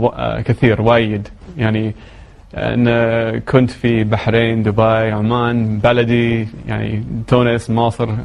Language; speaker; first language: Arabic; non-native, learner; English